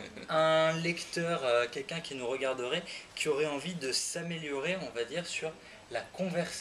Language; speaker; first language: French; native; French